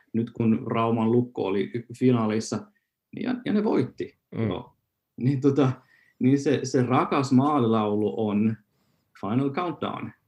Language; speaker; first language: Finnish; non-native, local second language; Swedish